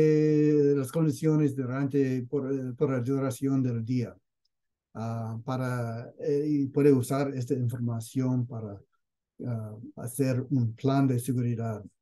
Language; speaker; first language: Spanish; non-native, fluent; English